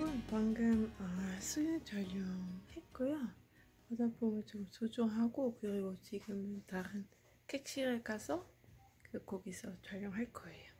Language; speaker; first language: Korean; non-native, fluent; Dutch